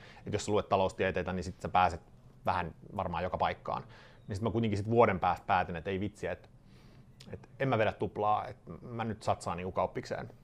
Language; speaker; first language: Finnish; non-native, fluent; Swedish